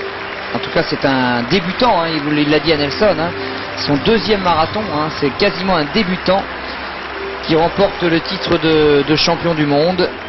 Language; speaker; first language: French; native; French